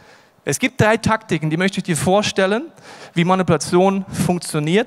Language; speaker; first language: German; native; German